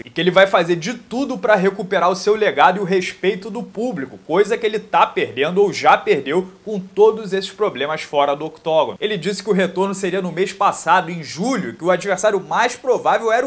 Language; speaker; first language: Portuguese; native; Portuguese